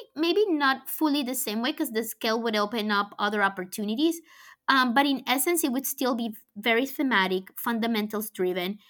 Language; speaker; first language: English; non-native, fluent; Spanish